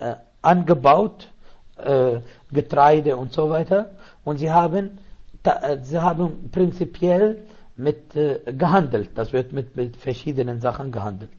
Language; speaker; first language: German; non-native, fluent; Arabic